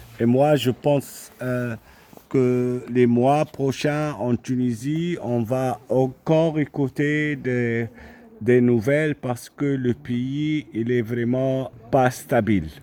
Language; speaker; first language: French; non-native, local second language; Arabic